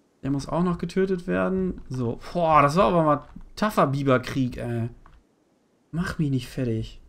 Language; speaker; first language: German; native; German